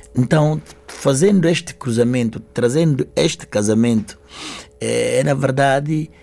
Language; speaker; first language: Portuguese; non-native, local second language; Upper Guinea Crioulo